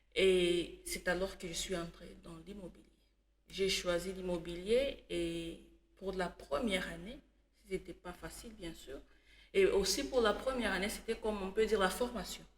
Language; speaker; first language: French; non-native, local second language; Swahili